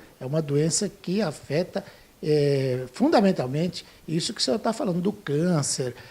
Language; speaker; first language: Portuguese; native; Portuguese